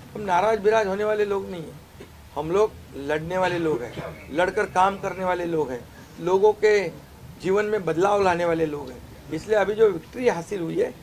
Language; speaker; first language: Hindi; non-native, local second language; Marathi